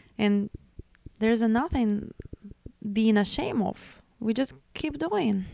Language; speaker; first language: English; non-native, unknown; Russian